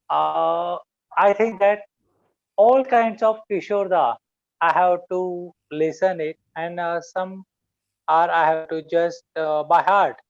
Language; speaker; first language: English; non-native, local second language; Marathi